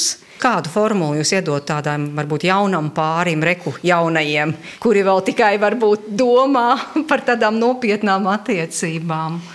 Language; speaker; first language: Latvian; native; Latvian